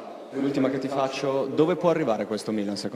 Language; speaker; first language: Italian; native; Italian